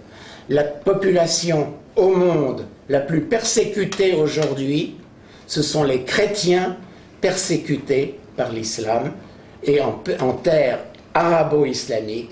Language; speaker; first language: French; native; French